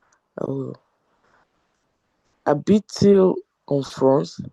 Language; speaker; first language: French; non-native, learner; English